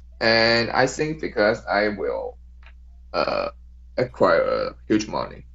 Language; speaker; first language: English; non-native, learner; Chinese